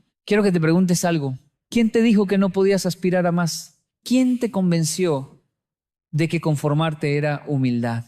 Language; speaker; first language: Spanish; native; Spanish